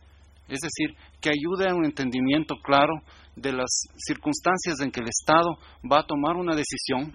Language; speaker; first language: Spanish; native; Spanish